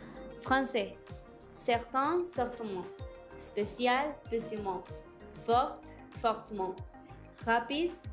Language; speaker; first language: French; non-native, learner; Spanish